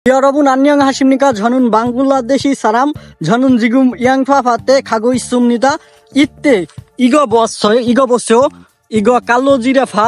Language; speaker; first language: Korean; non-native, learner; Bangla